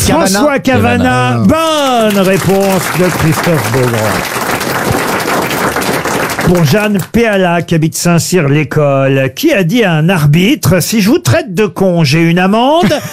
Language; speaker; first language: French; native; French